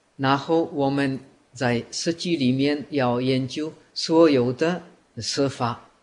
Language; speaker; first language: Chinese; non-native, fluent; Czech